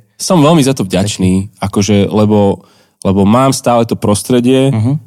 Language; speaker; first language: Slovak; native; Slovak